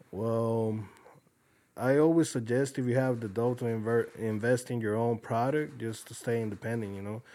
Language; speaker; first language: English; early bilingual, other home language; Spanish